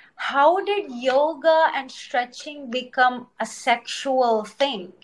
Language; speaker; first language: English; non-native, local second language; Telugu